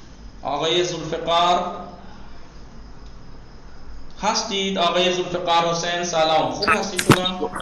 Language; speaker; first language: Persian; non-native, fluent; Urdu